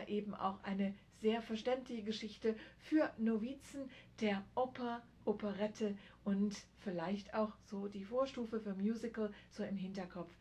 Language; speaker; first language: German; native; German